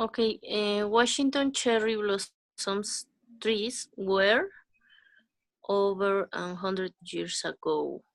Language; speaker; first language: English; non-native, learner; Spanish